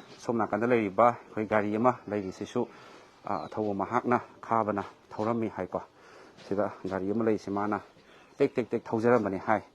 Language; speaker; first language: Manipuri; native; Manipuri